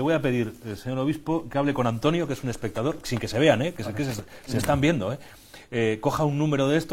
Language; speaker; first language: Spanish; native; Spanish